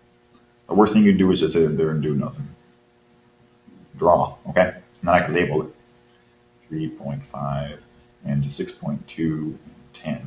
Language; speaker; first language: English; native; English